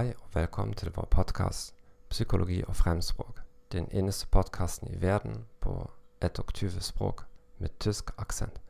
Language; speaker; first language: Norwegian; non-native, learner; German